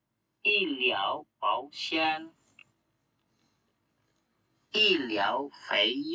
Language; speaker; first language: Chinese; non-native, learner; Indonesian